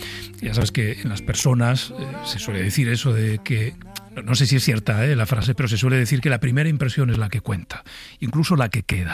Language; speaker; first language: Spanish; native; Spanish